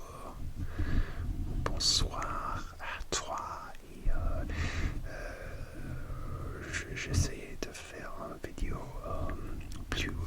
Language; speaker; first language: French; non-native, learner; English